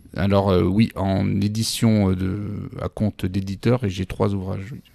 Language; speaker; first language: French; native; French